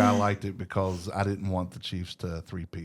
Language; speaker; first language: English; native; English